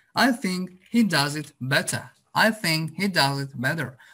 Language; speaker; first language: English; non-native, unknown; Azerbaijani